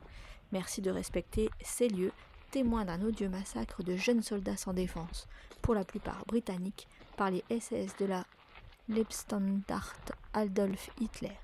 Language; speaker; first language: French; native; French